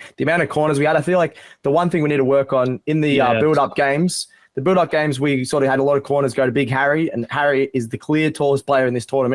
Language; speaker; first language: English; native; English